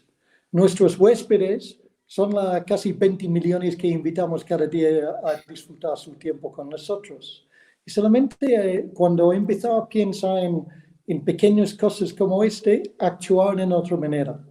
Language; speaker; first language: Spanish; non-native, fluent; English